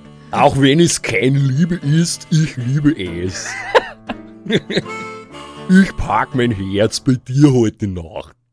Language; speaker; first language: German; native; German